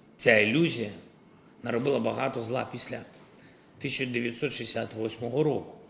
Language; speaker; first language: Ukrainian; non-native, local second language; Russian